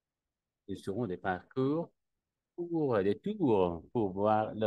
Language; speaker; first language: French; non-native, learner; Spanish